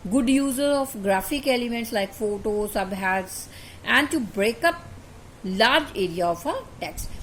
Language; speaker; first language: English; non-native, local second language; Punjabi